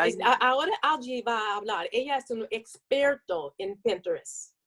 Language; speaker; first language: Spanish; non-native, learner; English